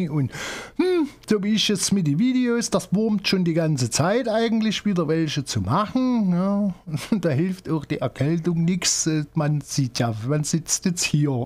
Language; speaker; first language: German; native; German